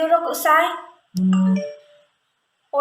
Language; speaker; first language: Japanese; non-native, learner; Vietnamese